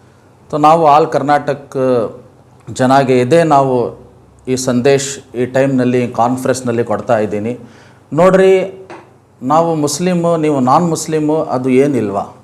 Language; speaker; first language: Kannada; non-native, local second language; Urdu